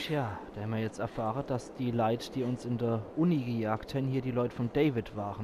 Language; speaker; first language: German; native; German